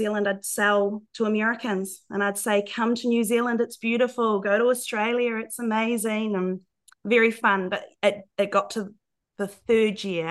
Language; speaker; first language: English; native; English